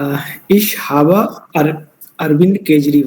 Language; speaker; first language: German; non-native, learner; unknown